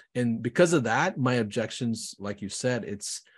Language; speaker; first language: English; native; English